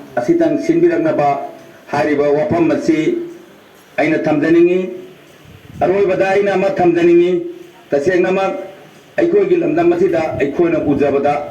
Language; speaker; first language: Manipuri; early bilingual, heritage; Manipuri